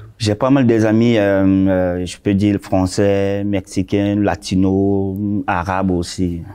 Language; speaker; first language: French; non-native, local second language; Sango